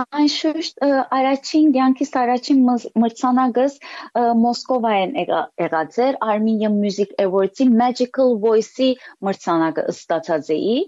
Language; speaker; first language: Armenian; early bilingual, heritage; Armenian